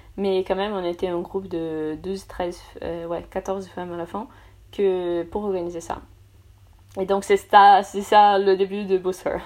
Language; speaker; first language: French; non-native, fluent; Portuguese